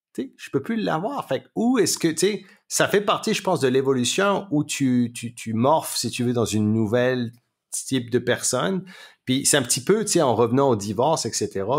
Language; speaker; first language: French; native; French